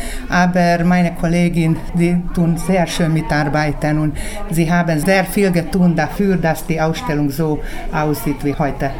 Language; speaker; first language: German; early bilingual, heritage; German